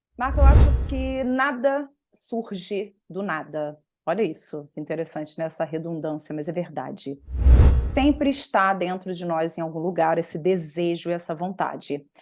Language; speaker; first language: Portuguese; native; Portuguese